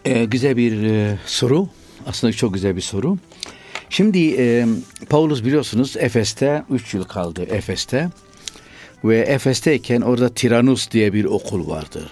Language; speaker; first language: Turkish; non-native, fluent; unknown